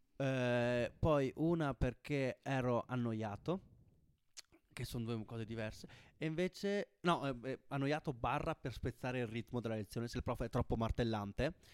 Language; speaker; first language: Italian; native; Italian